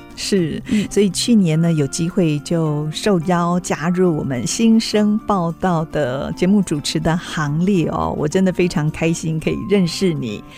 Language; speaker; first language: Chinese; native; Chinese